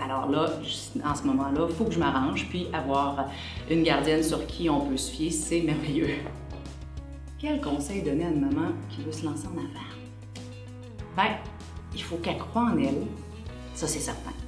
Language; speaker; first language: French; native; French